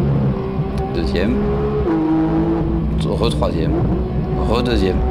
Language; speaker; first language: French; native; French